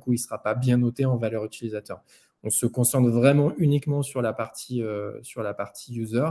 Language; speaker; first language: French; native; French